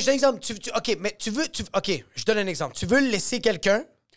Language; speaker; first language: French; native; French